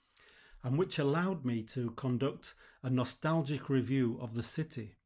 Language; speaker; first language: English; native; English